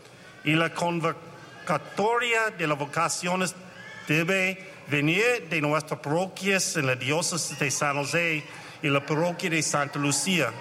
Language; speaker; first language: Spanish; non-native, learner; English